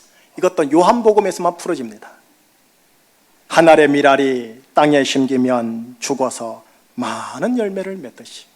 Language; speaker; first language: Korean; native; Korean